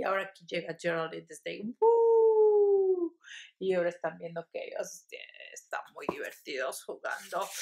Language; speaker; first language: Spanish; early bilingual, heritage; Spanish